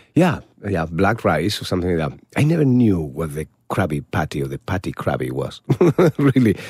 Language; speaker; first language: English; non-native, fluent; Spanish